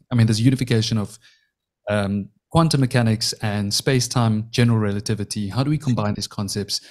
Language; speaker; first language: English; native; English